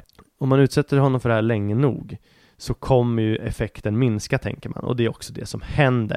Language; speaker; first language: Swedish; native; Swedish